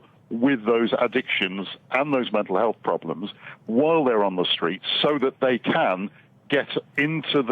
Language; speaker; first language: English; native; English